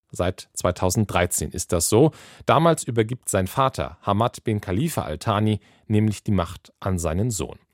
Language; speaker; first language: German; native; German